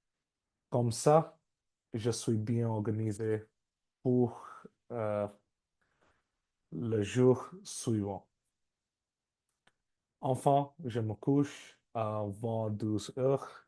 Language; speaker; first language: French; non-native, learner; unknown